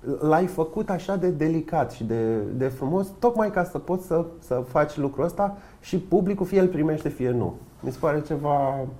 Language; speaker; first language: Romanian; native; Romanian